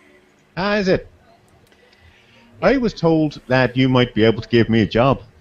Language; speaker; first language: English; native; English